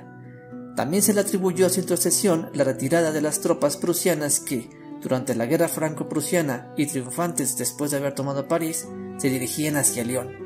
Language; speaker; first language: Spanish; native; Spanish